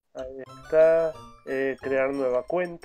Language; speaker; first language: Spanish; native; Spanish